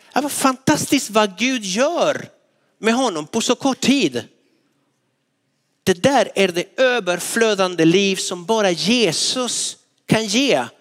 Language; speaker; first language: Swedish; non-native, fluent; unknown